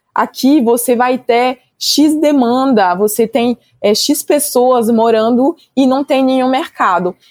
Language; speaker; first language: Portuguese; non-native, fluent; French